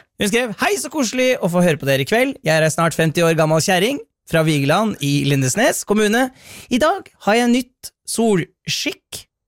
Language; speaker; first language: Norwegian; native; Norwegian